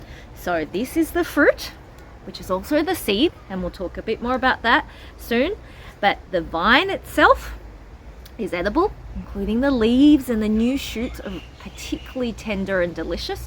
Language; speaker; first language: English; native; English